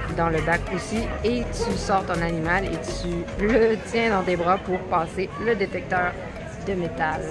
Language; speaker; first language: French; native; French